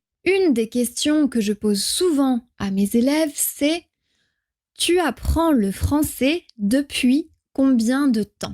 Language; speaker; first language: French; native; French